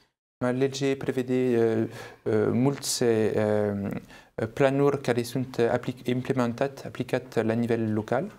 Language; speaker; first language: Romanian; non-native, fluent; French